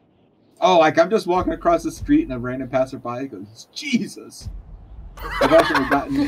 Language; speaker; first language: English; native; English